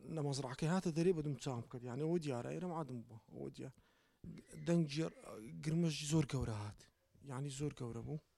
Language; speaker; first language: Central Kurdish; native; Central Kurdish